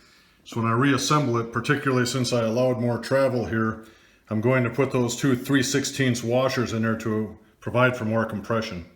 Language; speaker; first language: English; native; English